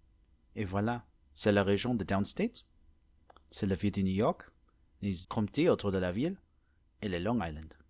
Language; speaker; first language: French; non-native, learner; English